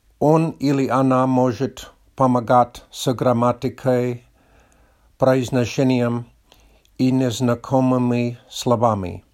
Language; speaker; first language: Russian; non-native, learner; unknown